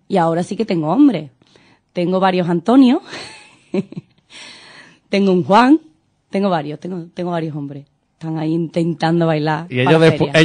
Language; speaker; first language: Spanish; native; Spanish